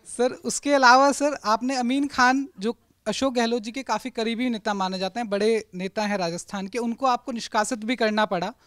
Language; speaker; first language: Hindi; native; Hindi